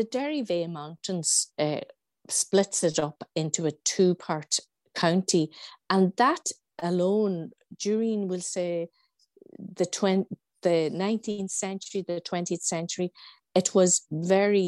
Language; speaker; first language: English; native; English